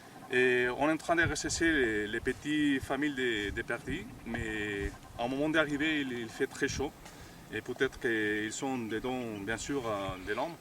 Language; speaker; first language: French; non-native, fluent; Spanish